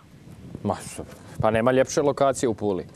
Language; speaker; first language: Croatian; native; Croatian